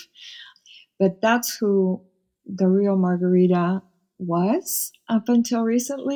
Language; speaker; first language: English; early bilingual, other home language; Spanish